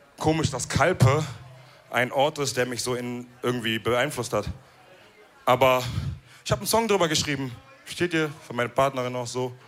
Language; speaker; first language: German; early bilingual, other home language; Wolof